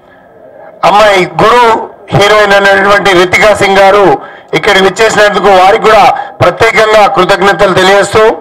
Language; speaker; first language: Telugu; native; Telugu